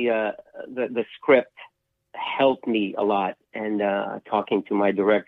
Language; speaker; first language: English; non-native, local second language; Filipino